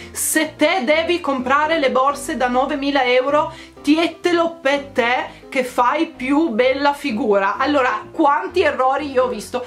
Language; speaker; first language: Italian; native; Italian